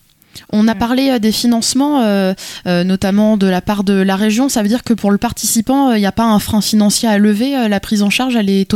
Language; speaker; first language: French; native; French